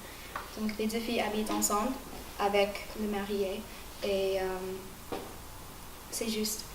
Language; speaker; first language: French; non-native, fluent; English